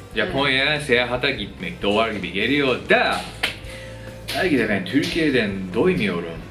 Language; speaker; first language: Turkish; non-native, fluent; Japanese